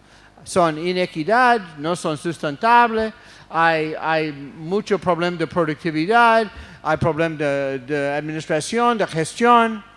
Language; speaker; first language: Spanish; non-native, fluent; English